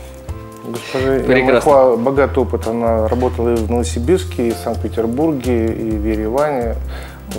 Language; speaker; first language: Russian; native; Russian